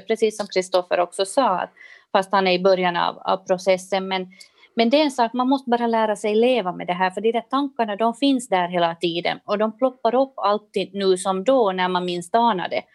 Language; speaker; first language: Swedish; native; Swedish